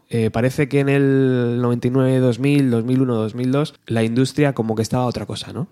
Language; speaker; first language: Spanish; native; Spanish